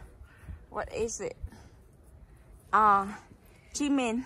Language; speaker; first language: English; non-native, learner; Vietnamese